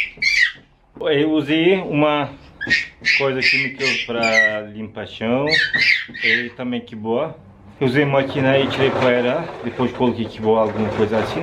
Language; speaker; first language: Portuguese; non-native, learner; Turkish